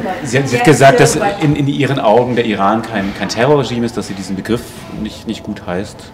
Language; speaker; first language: German; native; German